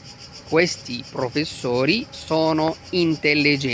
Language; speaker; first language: Italian; non-native, fluent; Arabic